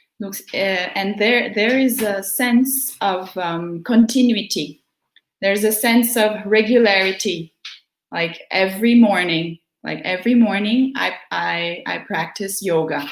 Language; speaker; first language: English; non-native, fluent; Portuguese